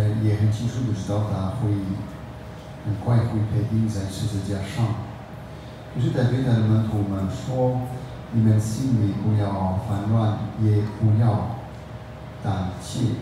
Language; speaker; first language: Chinese; non-native, fluent; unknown